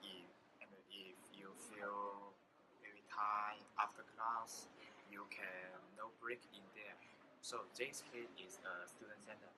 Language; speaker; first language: English; non-native, learner; Chinese